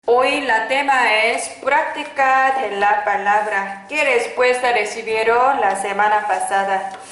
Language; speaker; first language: Spanish; non-native, fluent; Korean